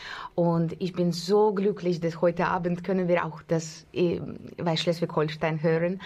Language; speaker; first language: German; non-native, fluent; Russian